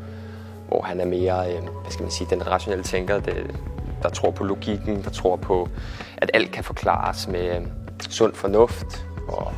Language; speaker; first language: Danish; native; Danish